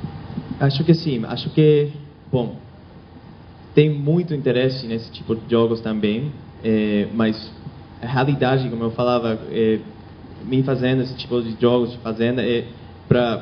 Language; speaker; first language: Portuguese; non-native, fluent; Spanish